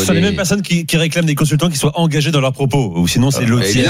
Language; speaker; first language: French; native; French